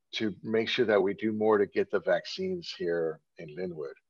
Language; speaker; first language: English; native; English